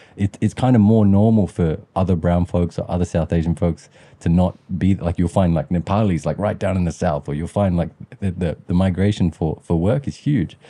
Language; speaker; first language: English; early bilingual, other home language; Sinhala